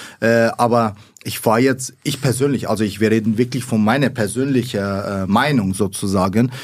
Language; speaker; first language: German; early bilingual, other home language; Arabic